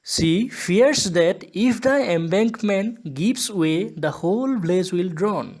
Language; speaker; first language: English; non-native, local second language; Assamese